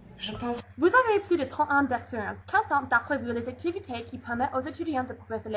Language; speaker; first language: French; non-native, learner; English